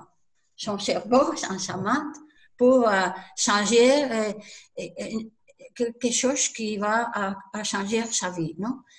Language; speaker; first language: French; non-native, learner; Spanish